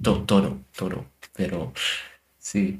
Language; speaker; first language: Spanish; non-native, learner; German